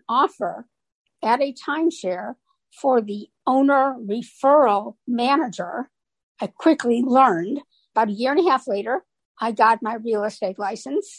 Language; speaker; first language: English; native; English